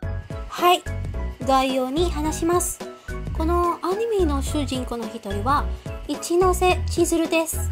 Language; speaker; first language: Japanese; non-native, learner; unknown